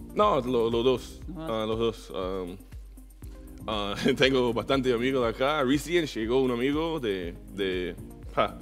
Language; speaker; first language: Spanish; non-native, learner; English